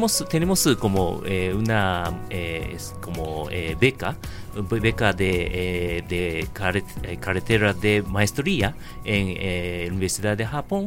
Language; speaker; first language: Spanish; non-native, learner; Japanese